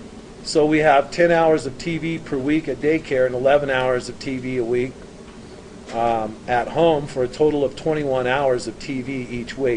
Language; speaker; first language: English; native; English